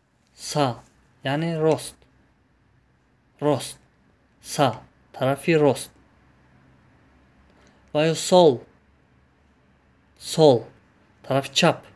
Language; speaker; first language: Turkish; non-native, fluent; Tajik